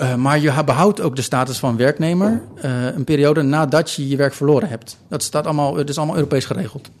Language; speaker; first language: Dutch; native; Dutch